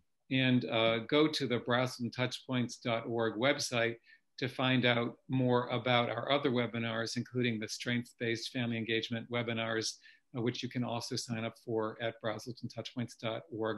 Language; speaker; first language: English; native; English